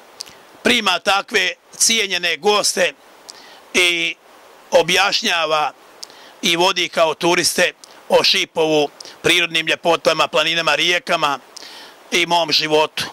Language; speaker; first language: Croatian; native; Croatian